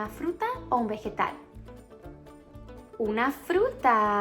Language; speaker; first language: Spanish; non-native, fluent; English